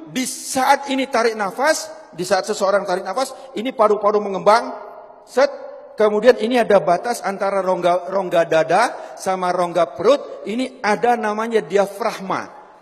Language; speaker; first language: Indonesian; non-native, local second language; Javanese